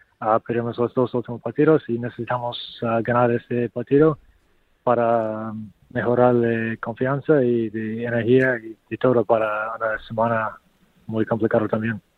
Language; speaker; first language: Spanish; non-native, learner; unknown